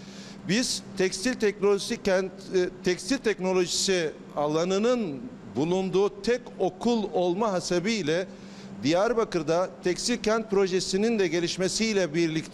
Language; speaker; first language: Turkish; native; Turkish